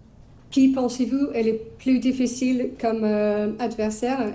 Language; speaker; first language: French; non-native, learner; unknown